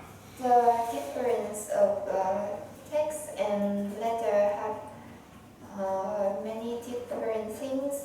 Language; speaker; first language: English; non-native, learner; Vietnamese